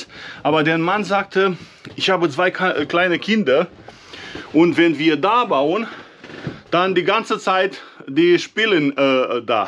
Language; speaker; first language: German; non-native, learner; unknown